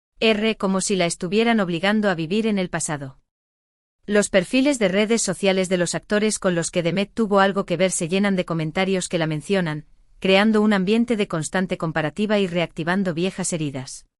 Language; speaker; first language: Spanish; native; Spanish